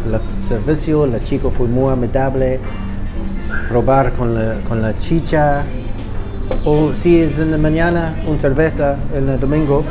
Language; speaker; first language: Spanish; non-native, learner; English